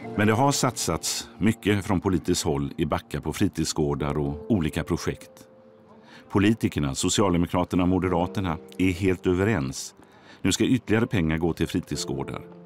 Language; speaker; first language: Swedish; native; Swedish